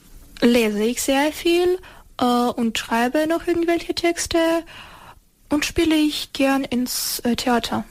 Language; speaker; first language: German; non-native, learner; Ukrainian